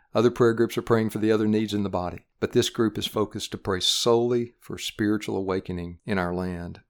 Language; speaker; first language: English; native; English